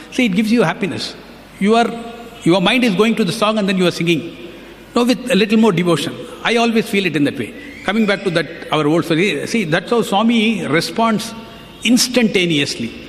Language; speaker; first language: English; non-native, local second language; Tamil